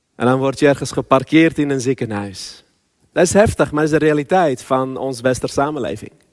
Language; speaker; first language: Dutch; early bilingual, other home language; Armenian